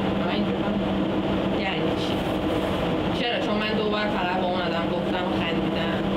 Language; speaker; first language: Persian; native; Persian